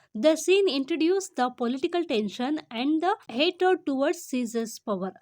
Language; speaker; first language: English; non-native, local second language; Kannada